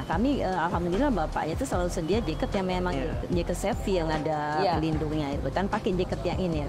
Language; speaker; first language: Indonesian; native; Indonesian